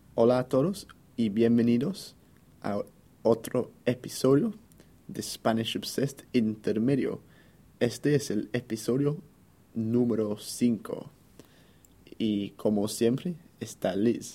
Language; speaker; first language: Spanish; non-native, fluent; English